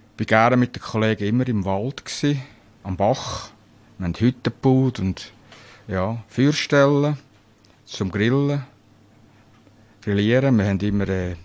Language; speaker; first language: German; native; German